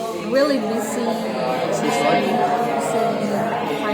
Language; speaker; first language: English; non-native, learner; Indonesian